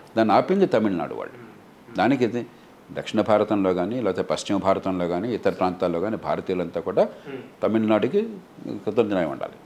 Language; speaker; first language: Telugu; native; Telugu